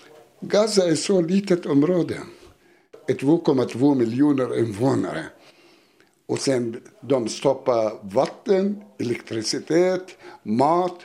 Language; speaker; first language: Swedish; non-native, learner; Arabic